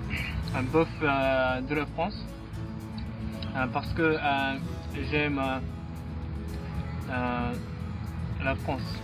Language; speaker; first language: French; non-native, learner; Mongolian